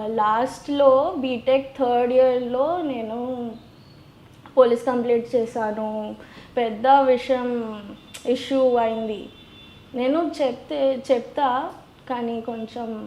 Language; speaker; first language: Telugu; non-native, learner; Hindi